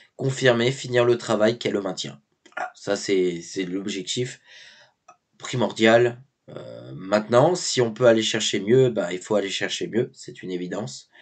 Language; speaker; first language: French; native; French